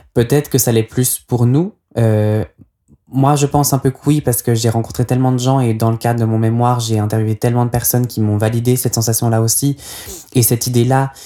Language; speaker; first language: French; native; French